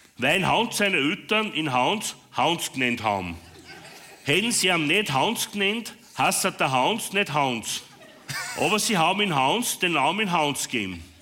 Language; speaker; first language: German; native; German